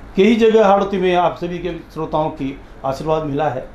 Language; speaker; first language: Hindi; native; Hindi